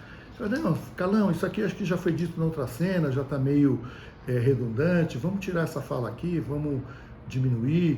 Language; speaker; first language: Portuguese; native; Portuguese